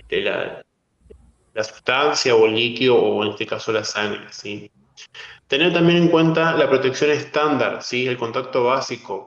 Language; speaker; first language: Spanish; native; Spanish